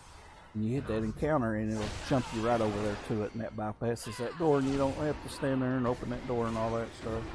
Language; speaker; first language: English; native; English